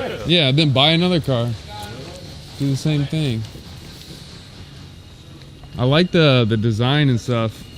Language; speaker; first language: English; native; English